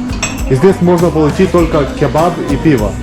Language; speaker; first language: Russian; non-native, fluent; Lithuanian